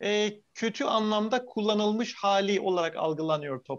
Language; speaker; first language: Turkish; native; Turkish